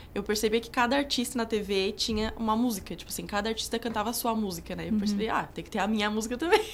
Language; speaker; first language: Portuguese; native; Portuguese